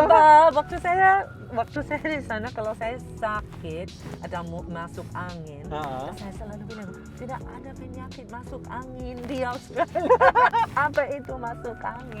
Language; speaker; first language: Indonesian; non-native, fluent; English